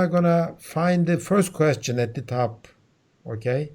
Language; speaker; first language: English; non-native, fluent; Turkish